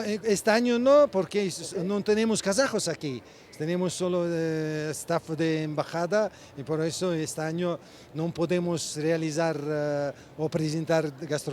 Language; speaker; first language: Spanish; non-native, fluent; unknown